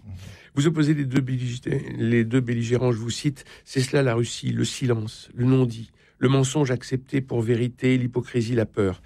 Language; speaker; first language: French; native; French